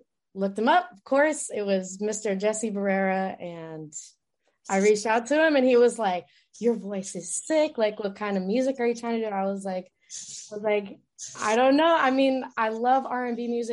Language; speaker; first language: English; native; English